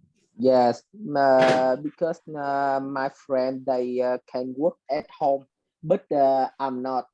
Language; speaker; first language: English; non-native, learner; Vietnamese